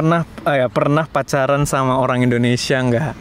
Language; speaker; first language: Indonesian; native; Indonesian